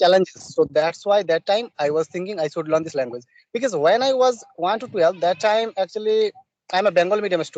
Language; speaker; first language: English; non-native, learner; Bangla